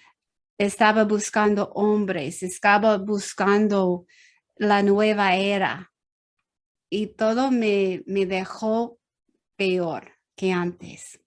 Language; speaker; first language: Spanish; non-native, learner; English